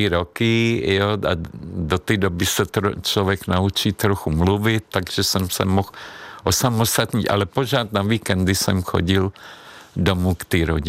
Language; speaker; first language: Czech; non-native, fluent; Hungarian